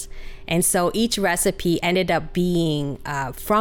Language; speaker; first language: English; early bilingual, other home language; Vietnamese